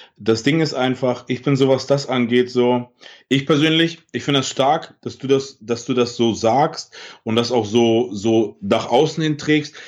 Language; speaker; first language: German; early bilingual, other home language; Russian